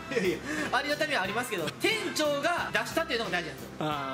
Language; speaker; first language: Japanese; native; Japanese